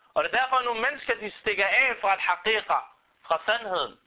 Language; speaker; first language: Danish; non-native, fluent; Arabic